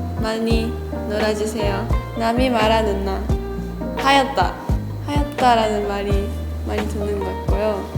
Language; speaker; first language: Korean; non-native, fluent; Japanese